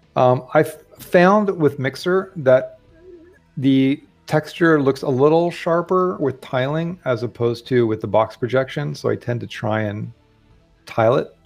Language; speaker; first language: English; native; English